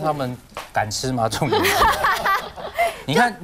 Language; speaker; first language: Chinese; native; Chinese